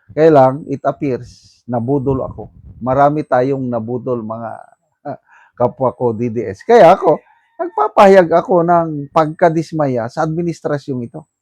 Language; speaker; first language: Filipino; non-native, local second language; Iloko